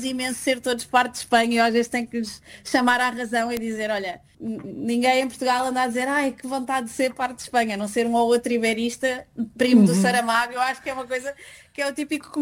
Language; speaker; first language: Portuguese; native; Portuguese